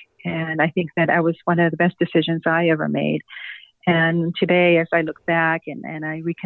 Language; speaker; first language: English; non-native, fluent; Spanish